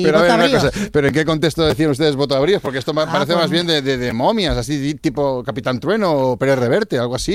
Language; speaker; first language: Spanish; native; Spanish